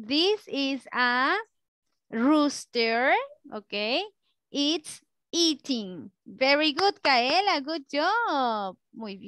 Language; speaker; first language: English; non-native, fluent; Spanish